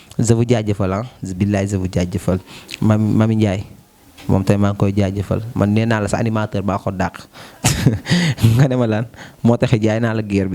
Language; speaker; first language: Wolof; native; Wolof